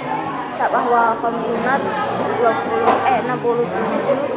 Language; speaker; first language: Arabic; non-native, learner; Indonesian